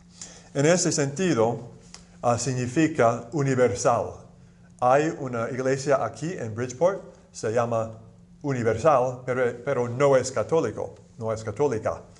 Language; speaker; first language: Spanish; non-native, fluent; English